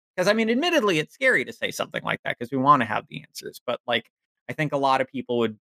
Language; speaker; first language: English; native; English